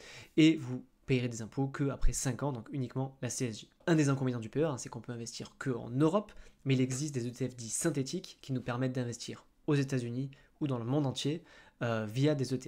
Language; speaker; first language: French; native; French